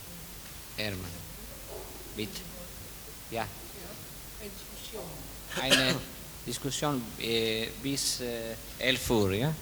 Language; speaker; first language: German; non-native, fluent; Italian